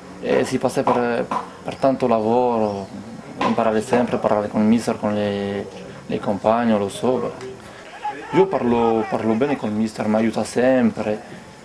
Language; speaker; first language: Italian; non-native, fluent; French